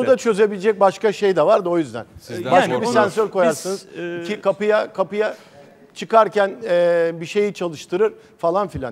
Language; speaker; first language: Turkish; native; Turkish